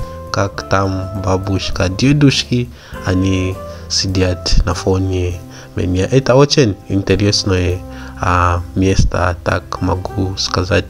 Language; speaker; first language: Russian; non-native, learner; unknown